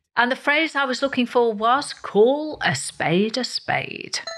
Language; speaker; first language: English; native; English